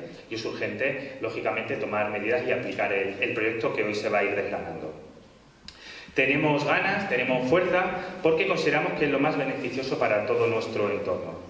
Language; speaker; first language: Spanish; native; Spanish